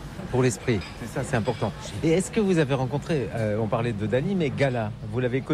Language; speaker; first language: French; native; French